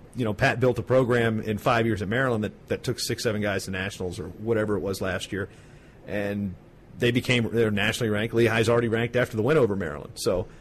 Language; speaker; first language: English; native; English